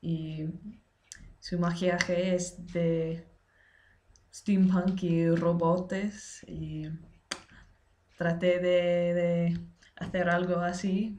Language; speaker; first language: Spanish; non-native, learner; English